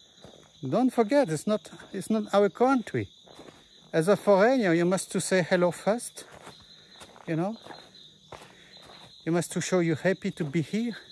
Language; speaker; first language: English; non-native, learner; French